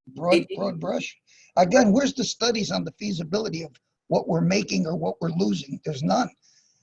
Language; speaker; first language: English; native; English